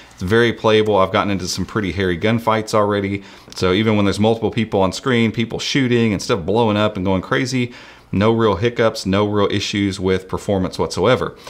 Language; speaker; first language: English; native; English